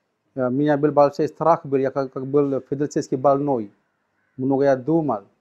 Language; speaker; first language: Russian; non-native, learner; Sinhala